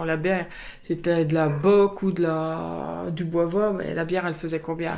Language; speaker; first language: French; native; French